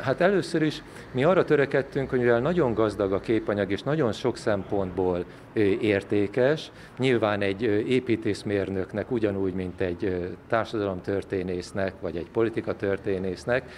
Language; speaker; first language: Hungarian; native; Hungarian